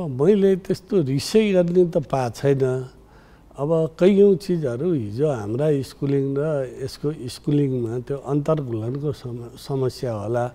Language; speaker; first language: Nepali; native; Nepali